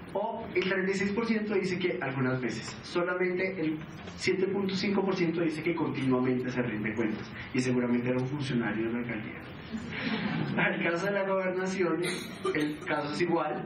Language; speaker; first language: Spanish; native; Spanish